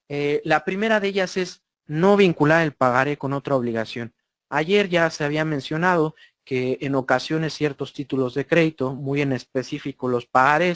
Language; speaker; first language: Spanish; native; Spanish